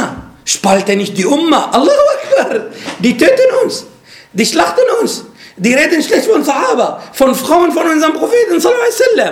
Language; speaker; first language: German; non-native, fluent; Arabic